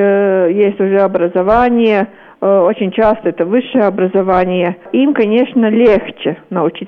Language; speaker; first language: Russian; non-native, local second language; Latvian